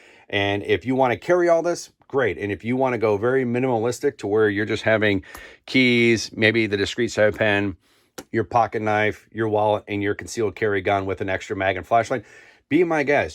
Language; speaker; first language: English; native; English